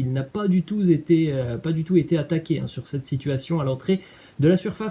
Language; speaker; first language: French; native; French